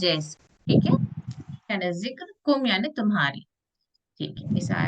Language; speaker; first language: Hindi; native; Hindi